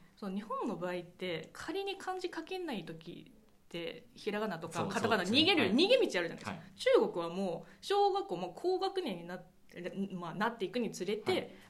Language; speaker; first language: Japanese; non-native, fluent; Chinese